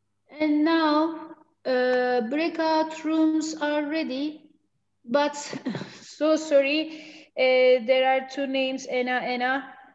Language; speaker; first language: English; non-native, learner; Turkish